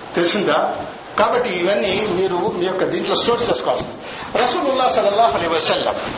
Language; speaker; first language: Telugu; non-native, local second language; Urdu